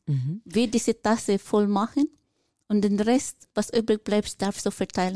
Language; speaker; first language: German; non-native, fluent; Filipino